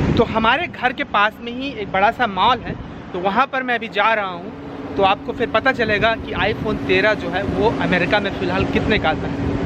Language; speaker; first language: Hindi; native; Hindi